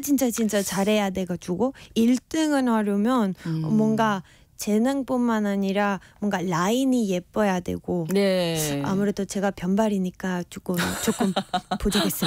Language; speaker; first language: Korean; non-native, fluent; Spanish